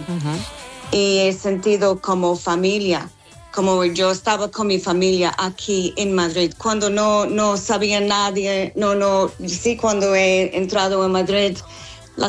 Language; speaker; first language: Spanish; non-native, learner; English